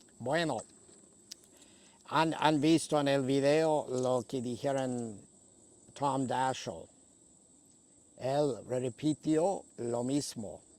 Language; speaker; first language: Spanish; non-native, fluent; English